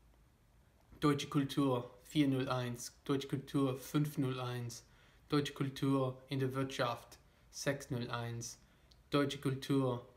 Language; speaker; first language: German; non-native, fluent; English